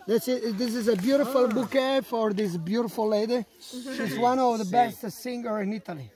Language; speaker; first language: English; non-native, fluent; Italian